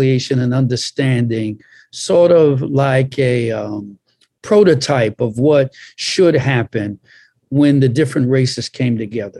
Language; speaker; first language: English; native; English